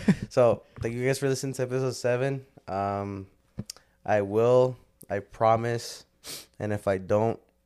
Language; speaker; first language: English; early bilingual, other home language; Spanish